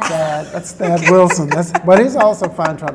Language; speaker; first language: English; native; English